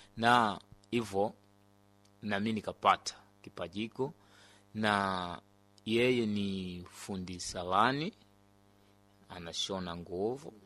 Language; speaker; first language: Swahili; non-native, local second language; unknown